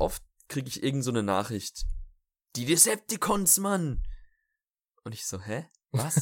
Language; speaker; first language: German; native; German